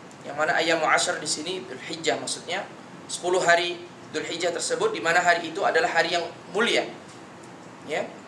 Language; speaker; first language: Indonesian; native; Indonesian